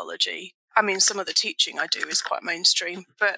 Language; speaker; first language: English; native; English